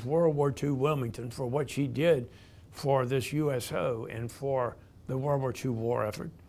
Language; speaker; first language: English; native; English